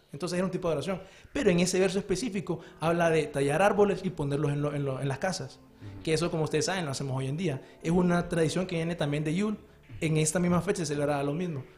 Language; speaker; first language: Spanish; native; Spanish